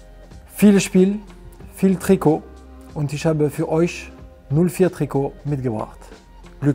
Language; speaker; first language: German; non-native, learner; French